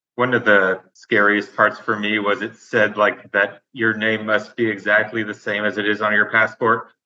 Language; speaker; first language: English; native; English